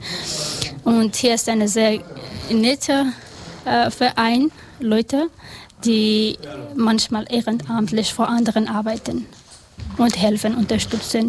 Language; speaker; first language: German; non-native, learner; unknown